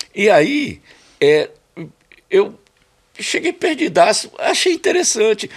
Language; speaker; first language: Portuguese; native; Portuguese